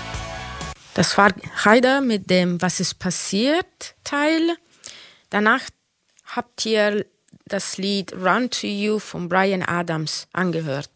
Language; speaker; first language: German; non-native, fluent; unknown